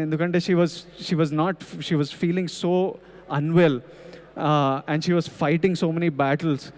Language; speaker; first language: Telugu; native; Telugu